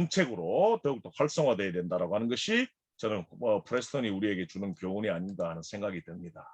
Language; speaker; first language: Korean; native; Korean